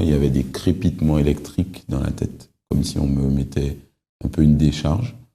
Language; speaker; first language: French; native; French